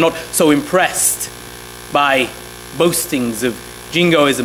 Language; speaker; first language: English; native; English